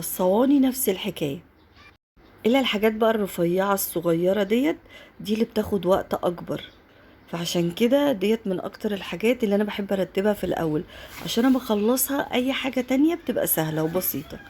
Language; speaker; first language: Arabic; native; Arabic